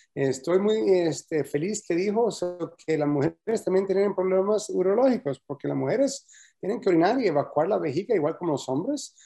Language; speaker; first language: Spanish; early bilingual, heritage; Spanish